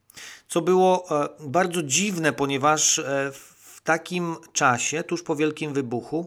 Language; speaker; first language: Polish; native; Polish